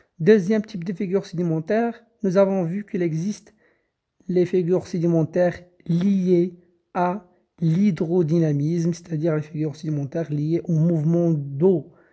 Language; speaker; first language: French; non-native, local second language; Arabic